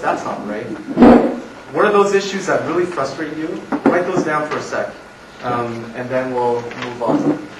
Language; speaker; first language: English; native; English